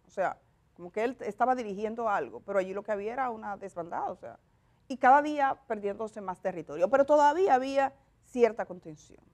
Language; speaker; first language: Spanish; native; Spanish